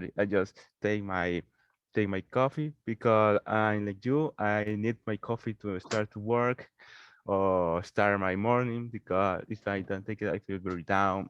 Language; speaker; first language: English; non-native, learner; Spanish